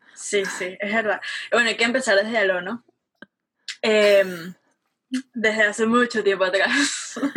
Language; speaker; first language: Spanish; native; Spanish